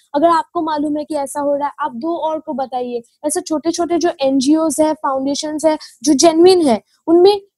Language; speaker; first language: Hindi; non-native, local second language; Assamese